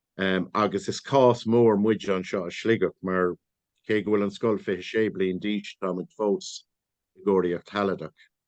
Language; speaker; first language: Irish; non-native, local second language; English